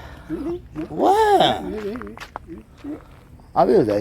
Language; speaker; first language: French; native; French